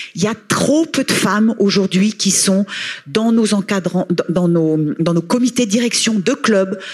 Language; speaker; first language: French; native; French